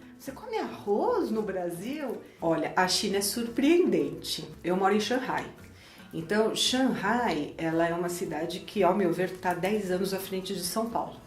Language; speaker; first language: Portuguese; native; Portuguese